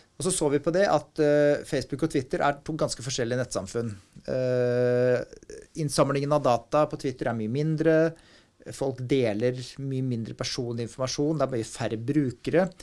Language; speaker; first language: Norwegian; native; Norwegian